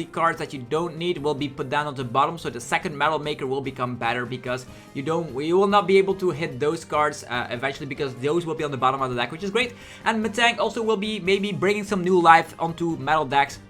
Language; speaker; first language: English; non-native, fluent; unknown